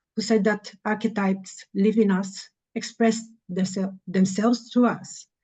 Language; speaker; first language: English; non-native, fluent; Bulgarian